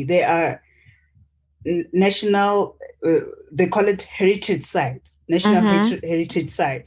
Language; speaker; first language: English; non-native, local second language; Northern Sotho